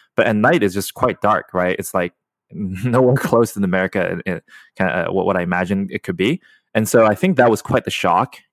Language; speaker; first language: English; early bilingual, other home language; Chinese